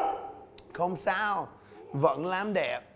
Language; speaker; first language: Vietnamese; non-native, learner; English